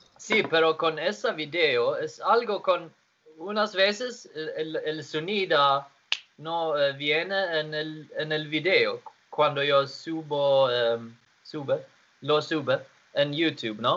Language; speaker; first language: Spanish; non-native, learner; Swedish